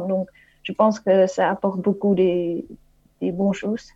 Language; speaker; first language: French; non-native, fluent; Dutch